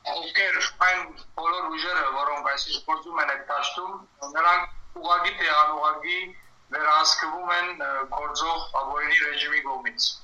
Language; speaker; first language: Armenian; early bilingual, heritage; Armenian